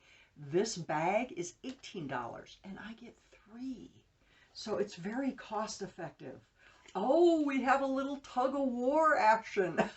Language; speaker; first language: English; native; English